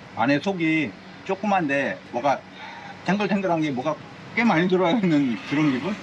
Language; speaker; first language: Korean; native; Korean